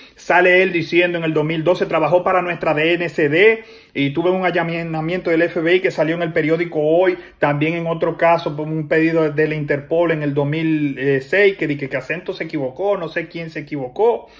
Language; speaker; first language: Spanish; native; Spanish